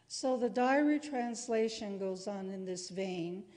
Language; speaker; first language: English; native; English